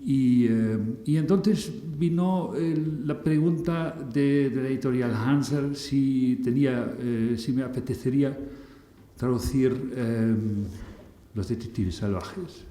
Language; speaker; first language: Spanish; non-native, fluent; German